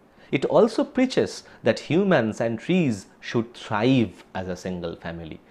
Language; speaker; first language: English; non-native, local second language; Bangla